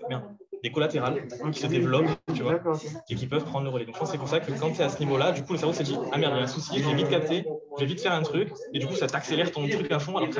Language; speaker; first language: French; native; French